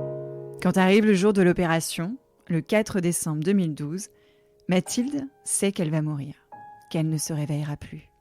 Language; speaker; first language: French; native; French